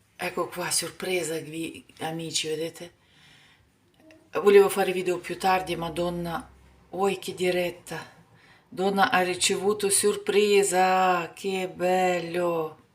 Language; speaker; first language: Italian; non-native, learner; Ukrainian